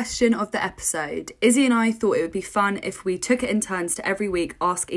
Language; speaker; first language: English; native; English